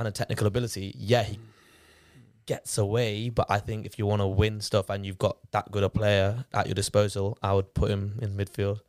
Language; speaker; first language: English; native; English